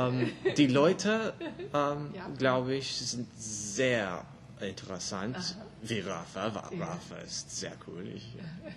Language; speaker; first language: German; non-native, learner; English